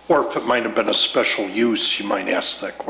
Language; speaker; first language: English; native; English